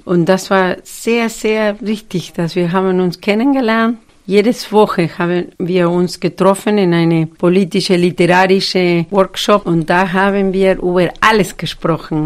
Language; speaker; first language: German; non-native, fluent; Spanish